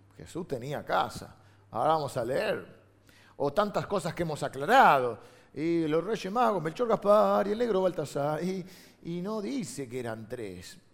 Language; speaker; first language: Spanish; native; Spanish